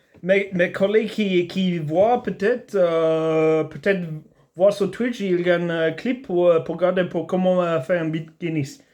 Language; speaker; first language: French; non-native, learner; English